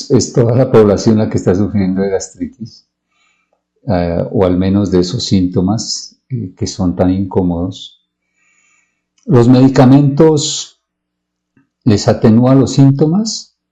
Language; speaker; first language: Spanish; native; Spanish